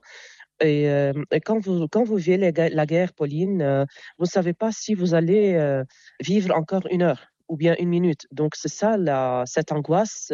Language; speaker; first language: French; non-native, local second language; Arabic